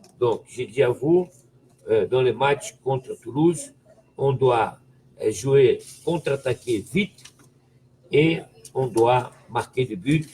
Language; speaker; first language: French; non-native, fluent; Portuguese